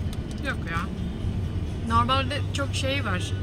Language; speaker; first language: Turkish; non-native, fluent; Indonesian